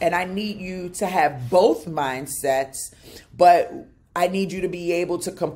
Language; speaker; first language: English; native; English